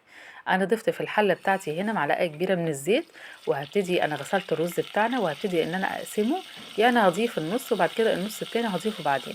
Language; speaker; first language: Arabic; native; Arabic